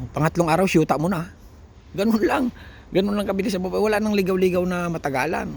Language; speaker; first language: Filipino; native; Filipino